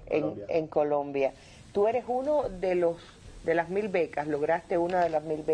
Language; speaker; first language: Spanish; native; Spanish